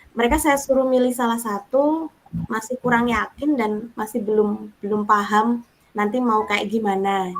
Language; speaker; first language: Indonesian; native; Indonesian